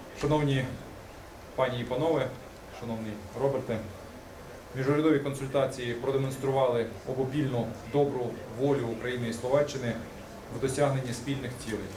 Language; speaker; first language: Ukrainian; native; Ukrainian